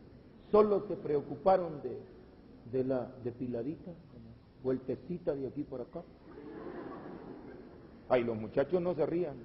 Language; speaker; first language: Spanish; native; Spanish